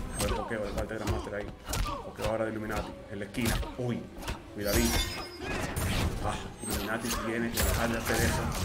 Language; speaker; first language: Spanish; native; Spanish